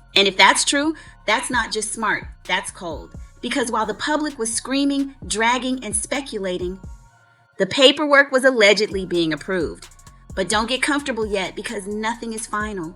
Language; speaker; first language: English; native; English